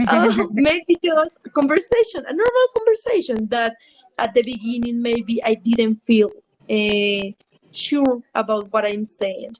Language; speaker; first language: English; non-native, learner; Spanish